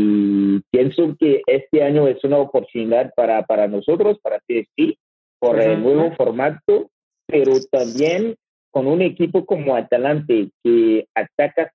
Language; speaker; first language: Spanish; non-native, learner; French